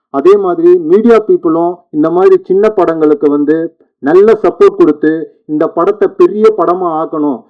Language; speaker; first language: Tamil; native; Tamil